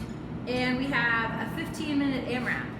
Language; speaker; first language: English; native; English